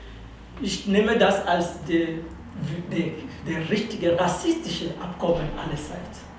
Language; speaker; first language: German; non-native, fluent; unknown